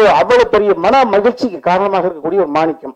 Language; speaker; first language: Tamil; native; Tamil